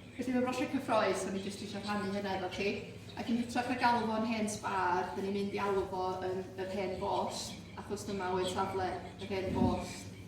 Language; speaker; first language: Welsh; native; Welsh